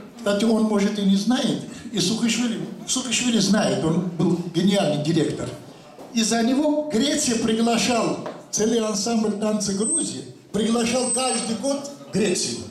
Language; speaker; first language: Russian; non-native, local second language; Armenian